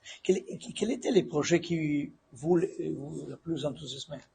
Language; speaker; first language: French; non-native, fluent; Italian